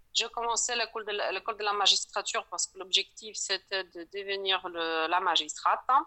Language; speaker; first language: French; non-native, fluent; Polish